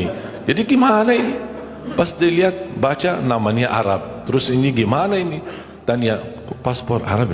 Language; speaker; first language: Indonesian; non-native, fluent; Arabic